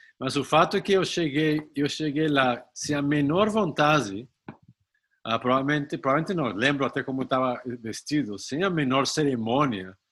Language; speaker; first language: Portuguese; non-native, fluent; Spanish